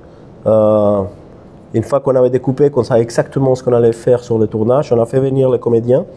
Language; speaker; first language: French; non-native, fluent; Spanish